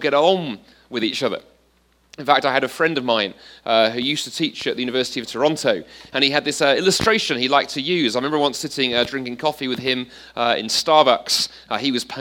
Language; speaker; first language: English; native; English